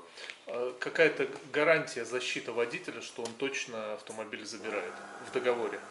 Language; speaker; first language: Russian; native; Russian